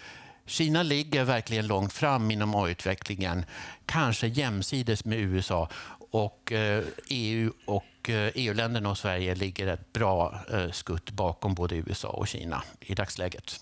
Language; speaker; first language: Swedish; native; Swedish